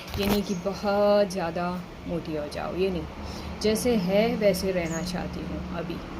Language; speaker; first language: Hindi; native; Hindi